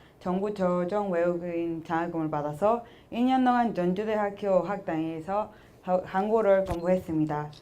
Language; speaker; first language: Korean; non-native, fluent; Spanish